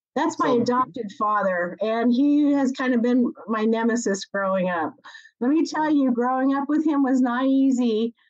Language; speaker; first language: English; native; English